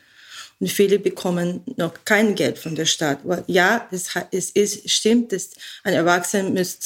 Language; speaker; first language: German; non-native, learner; English